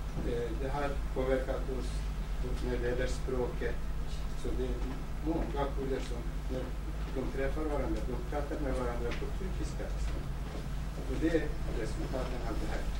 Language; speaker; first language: Swedish; non-native, fluent; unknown